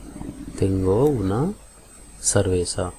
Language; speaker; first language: Spanish; non-native, fluent; Telugu